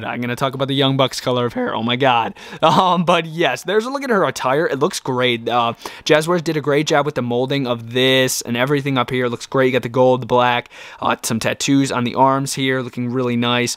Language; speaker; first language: English; native; English